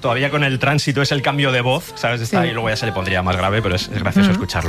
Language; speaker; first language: Spanish; native; Spanish